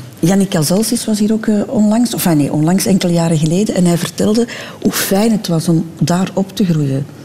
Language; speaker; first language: Dutch; native; Dutch